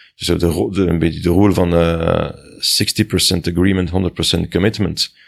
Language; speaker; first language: Dutch; non-native, fluent; French